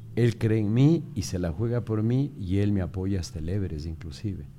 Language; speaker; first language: Spanish; native; Spanish